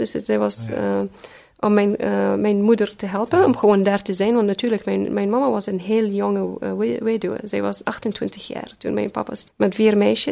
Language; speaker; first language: Dutch; early bilingual, other home language; Arabic